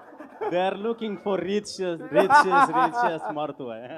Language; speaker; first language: English; non-native, fluent; Arabic